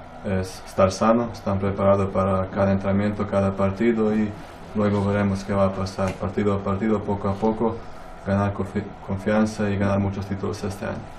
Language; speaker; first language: Spanish; non-native, fluent; Croatian